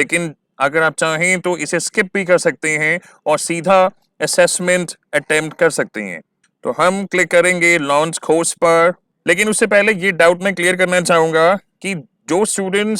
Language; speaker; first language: Hindi; native; Hindi